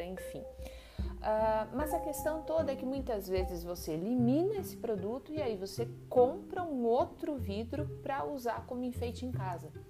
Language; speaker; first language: Portuguese; native; Portuguese